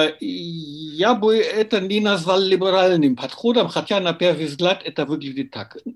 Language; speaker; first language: Russian; non-native, fluent; German